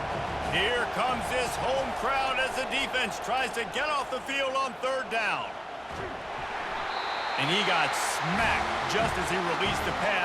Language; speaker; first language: English; native; English